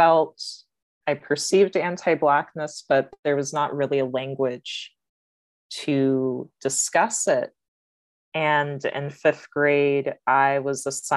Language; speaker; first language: English; native; English